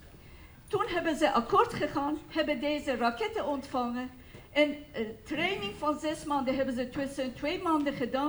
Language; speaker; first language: Dutch; non-native, fluent; Persian